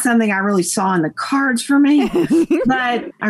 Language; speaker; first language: English; native; English